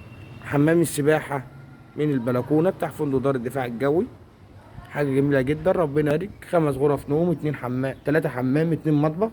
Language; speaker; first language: Arabic; native; Arabic